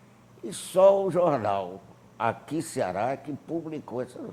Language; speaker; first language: Portuguese; native; Portuguese